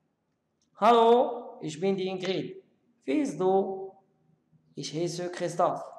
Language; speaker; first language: German; non-native, learner; Arabic